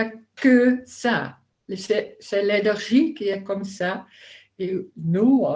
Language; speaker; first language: French; non-native, learner; Dutch